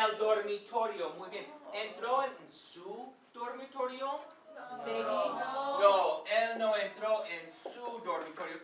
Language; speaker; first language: Spanish; non-native, fluent; English